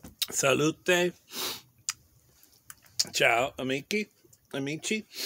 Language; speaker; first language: Italian; non-native, learner; English